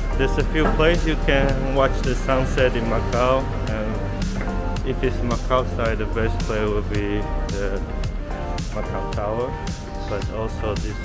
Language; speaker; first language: English; non-native, fluent; Chinese